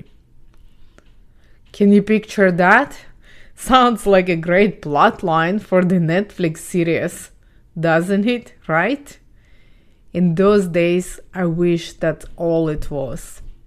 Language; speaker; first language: English; non-native, fluent; Ukrainian